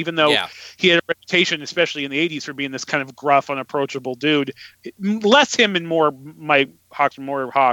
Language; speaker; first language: English; native; English